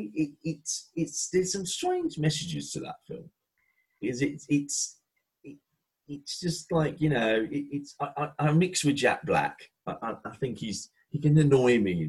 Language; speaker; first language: English; native; English